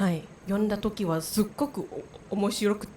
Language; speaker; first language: Japanese; non-native, learner; Thai